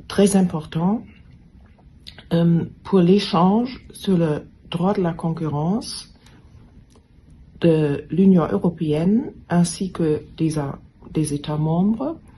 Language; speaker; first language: French; non-native, fluent; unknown